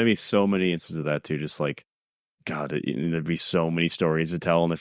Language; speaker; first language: English; native; English